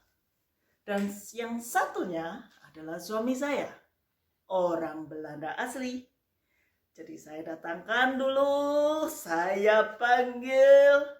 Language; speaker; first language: Indonesian; native; Indonesian